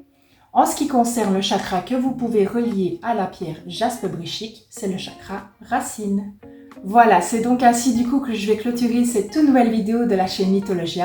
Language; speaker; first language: French; native; French